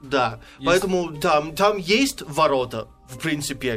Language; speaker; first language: Russian; non-native, fluent; English